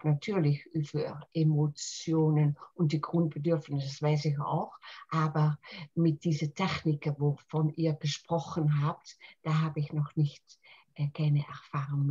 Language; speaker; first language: German; non-native, fluent; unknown